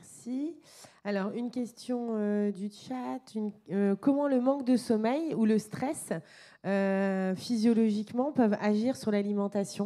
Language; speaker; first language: French; native; French